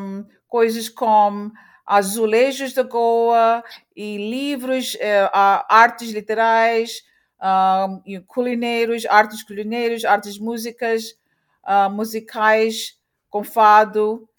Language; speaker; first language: Portuguese; early bilingual, heritage; Portuguese